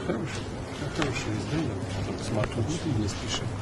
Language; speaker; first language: Russian; native; Russian